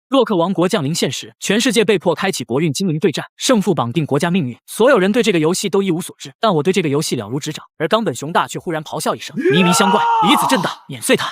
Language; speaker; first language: Chinese; native; Chinese